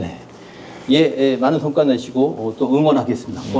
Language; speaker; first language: Korean; native; Korean